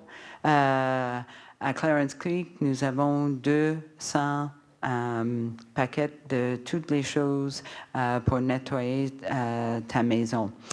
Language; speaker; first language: French; non-native, learner; English